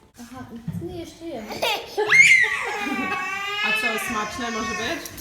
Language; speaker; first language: Polish; non-native, learner; English